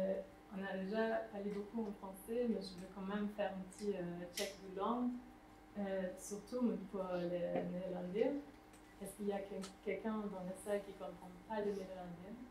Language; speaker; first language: French; non-native, fluent; Dutch